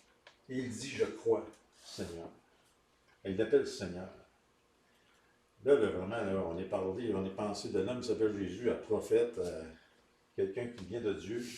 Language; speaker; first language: French; native; French